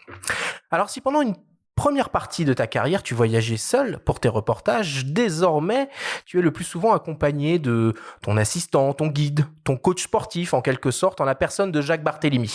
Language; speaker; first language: French; native; French